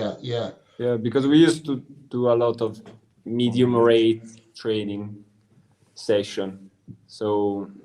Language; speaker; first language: English; non-native, learner; Italian